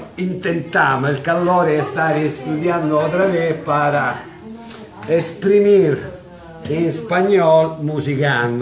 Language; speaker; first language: Spanish; non-native, learner; Italian